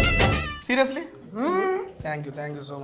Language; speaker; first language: Telugu; native; Telugu